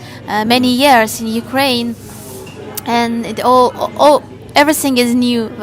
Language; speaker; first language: English; non-native, learner; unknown